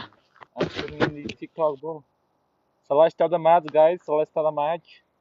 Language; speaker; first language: English; non-native, learner; Nepali